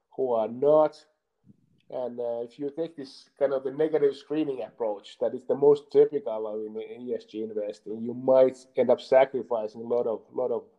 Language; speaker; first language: English; non-native, fluent; Finnish